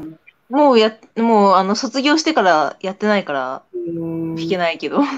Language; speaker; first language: Japanese; native; Japanese